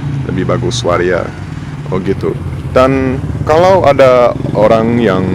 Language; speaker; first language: Indonesian; non-native, fluent; English